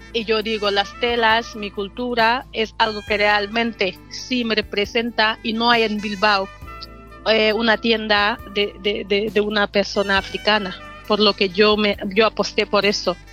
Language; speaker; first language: Spanish; non-native, fluent; Wolof